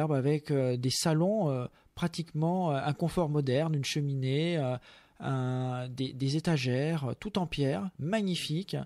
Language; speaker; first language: French; native; French